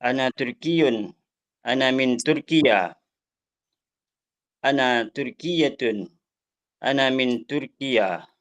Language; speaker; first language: Arabic; non-native, learner; Malay